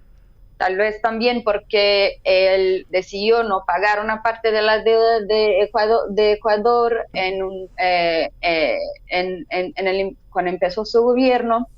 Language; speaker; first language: Spanish; non-native, fluent; Portuguese